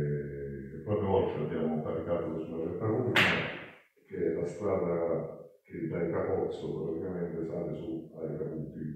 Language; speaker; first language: Italian; native; Italian